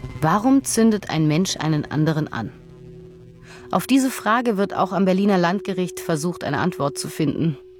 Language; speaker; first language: German; native; German